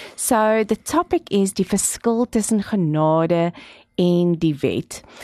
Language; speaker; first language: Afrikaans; non-native, local second language; English